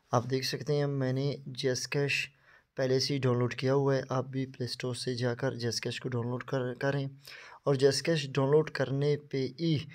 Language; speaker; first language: Urdu; non-native, local second language; Baluchi